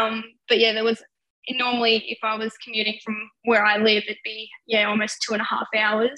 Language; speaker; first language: English; native; English